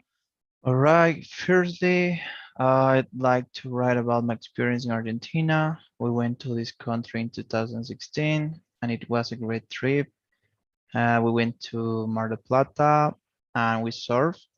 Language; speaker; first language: English; non-native, learner; Spanish